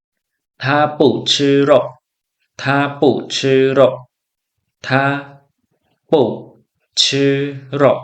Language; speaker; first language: Chinese; non-native, fluent; Khmer